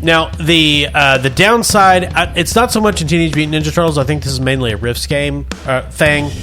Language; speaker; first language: English; native; English